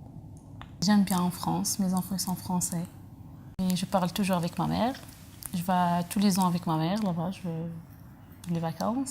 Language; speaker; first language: French; non-native, learner; Arabic